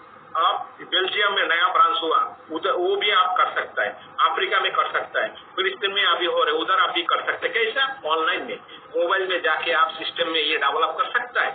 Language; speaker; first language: Hindi; non-native, fluent; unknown